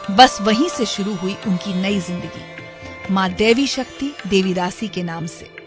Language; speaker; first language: Hindi; native; Hindi